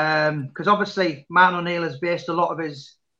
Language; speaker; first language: English; native; English